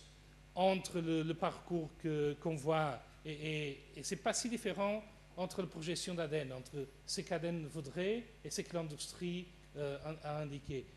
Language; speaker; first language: French; non-native, fluent; Portuguese